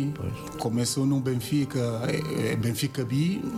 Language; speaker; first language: Portuguese; non-native, learner; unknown